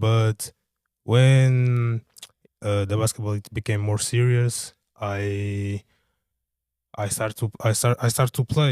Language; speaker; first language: English; non-native, learner; Portuguese